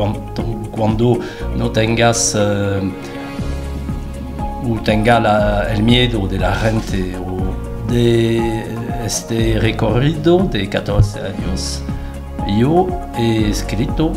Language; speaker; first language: Spanish; non-native, fluent; French